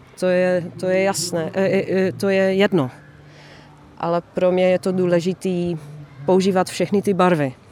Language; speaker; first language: Czech; non-native, fluent; Dutch